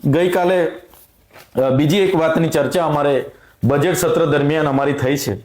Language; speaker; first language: Gujarati; non-native, local second language; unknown